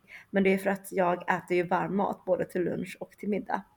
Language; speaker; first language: Swedish; early bilingual, other home language; Chinese